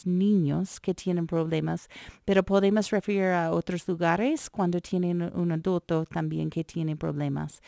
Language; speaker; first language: Spanish; non-native, fluent; English